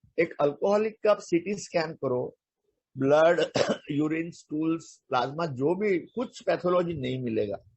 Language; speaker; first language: Hindi; non-native, local second language; Marathi